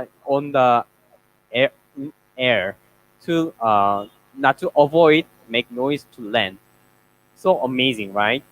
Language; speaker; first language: English; non-native, learner; Korean